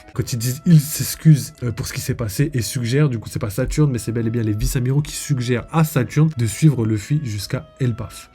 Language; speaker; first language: French; native; French